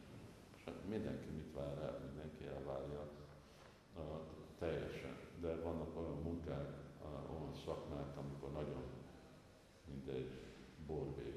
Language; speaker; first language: Hungarian; non-native, fluent; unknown